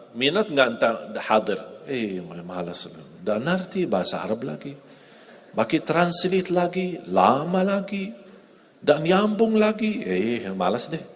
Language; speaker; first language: Indonesian; non-native, fluent; Arabic